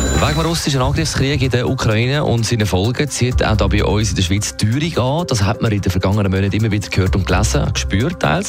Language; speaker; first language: German; native; German